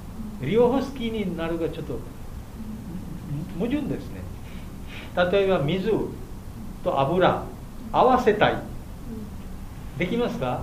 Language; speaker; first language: Japanese; non-native, learner; Bangla